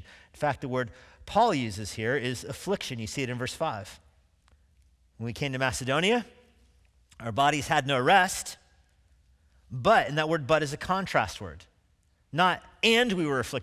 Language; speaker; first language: English; native; English